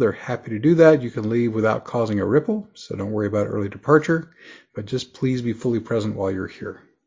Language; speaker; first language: English; native; English